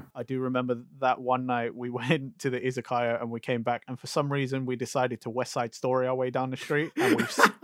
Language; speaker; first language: English; native; English